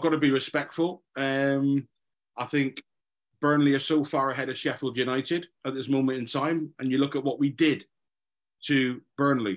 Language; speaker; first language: English; native; English